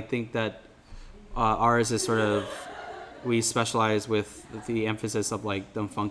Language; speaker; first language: English; native; English